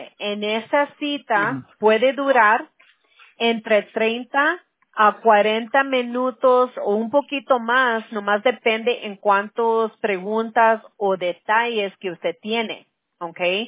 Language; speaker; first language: Spanish; non-native, local second language; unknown